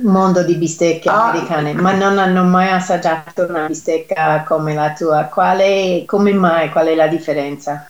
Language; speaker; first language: Italian; native; Italian